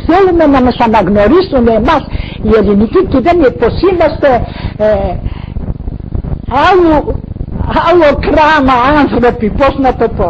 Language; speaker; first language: Greek; non-native, local second language; Macedonian